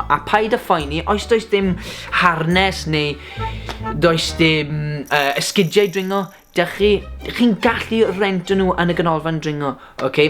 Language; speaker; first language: Welsh; non-native, local second language; English